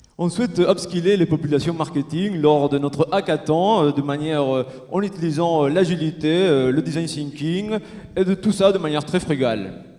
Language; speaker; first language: French; non-native, fluent; Spanish